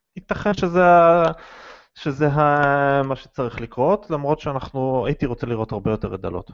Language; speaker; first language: Hebrew; native; Hebrew